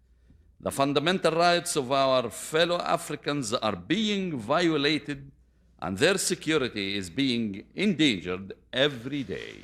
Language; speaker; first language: English; non-native, fluent; Arabic